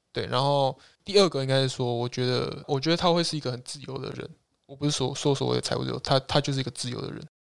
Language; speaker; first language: Chinese; native; Chinese